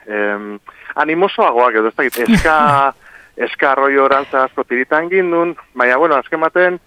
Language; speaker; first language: Basque; native; Basque